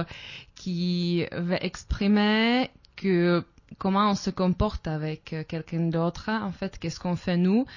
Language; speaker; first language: French; non-native, fluent; Czech